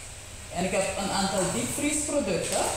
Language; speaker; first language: Dutch; non-native, local second language; Papiamento